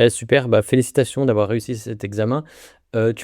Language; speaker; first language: French; native; French